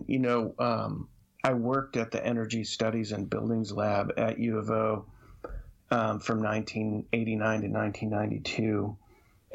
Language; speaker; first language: English; native; English